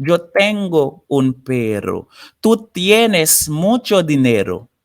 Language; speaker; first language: Spanish; non-native, fluent; Haitian Creole